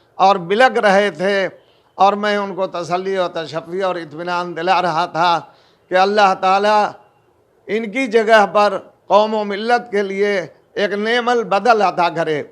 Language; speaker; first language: Urdu; native; Urdu